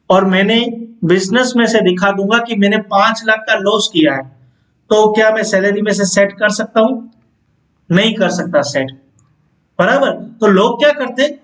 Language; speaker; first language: Hindi; non-native, local second language; Gujarati